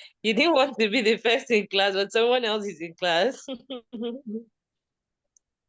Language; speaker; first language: English; non-native, local second language; Ibibio